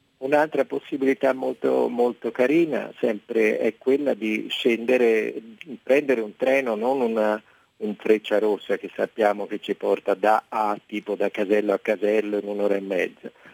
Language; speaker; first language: Italian; native; Italian